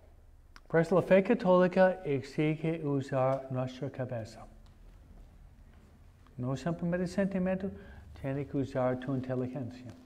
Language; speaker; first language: Spanish; non-native, fluent; English